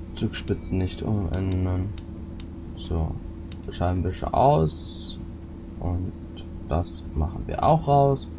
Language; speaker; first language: German; native; German